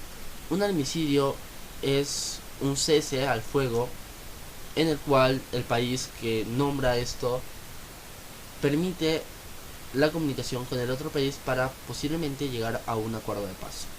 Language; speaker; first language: Spanish; native; Spanish